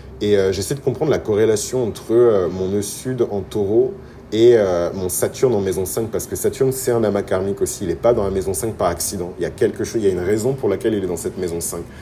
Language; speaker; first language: French; early bilingual, other home language; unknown